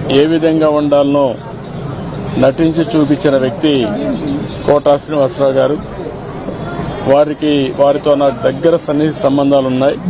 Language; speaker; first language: Telugu; native; Telugu